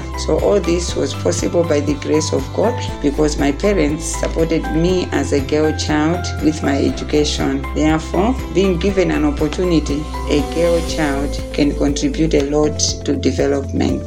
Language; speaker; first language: English; non-native, local second language; Nyanja